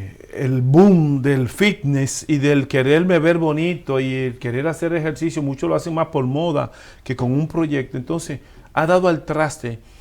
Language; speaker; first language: Spanish; native; Spanish